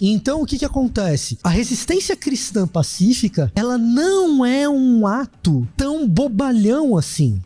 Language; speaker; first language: Portuguese; native; Portuguese